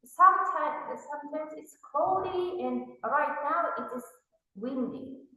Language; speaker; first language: English; non-native, fluent; Kazakh